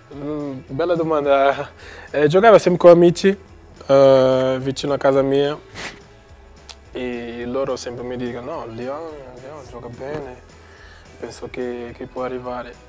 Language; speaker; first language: Italian; non-native, learner; Portuguese